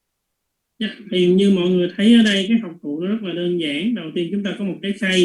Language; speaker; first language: Vietnamese; native; Vietnamese